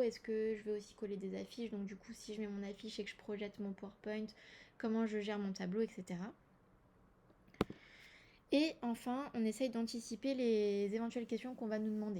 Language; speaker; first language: French; native; French